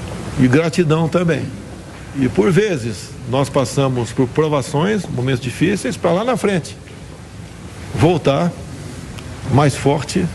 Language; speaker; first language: Portuguese; native; Portuguese